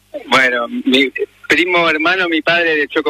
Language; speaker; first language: Spanish; native; Spanish